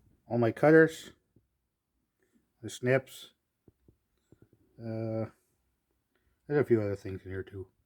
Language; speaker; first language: English; native; English